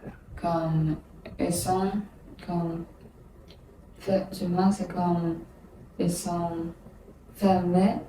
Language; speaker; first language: French; non-native, learner; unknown